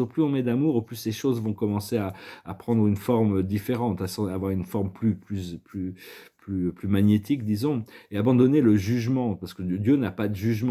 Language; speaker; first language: French; native; French